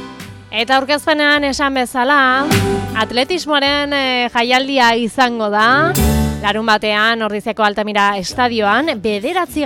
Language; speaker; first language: Basque; native; Basque